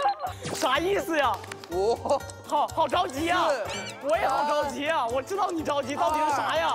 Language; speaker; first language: Chinese; native; Chinese